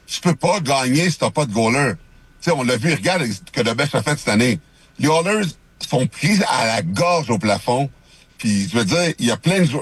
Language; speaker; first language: French; native; French